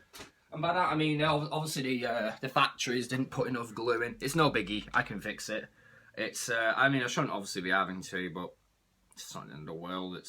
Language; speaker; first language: English; native; English